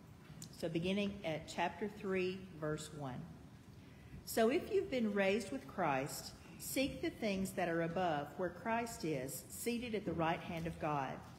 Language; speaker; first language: English; native; English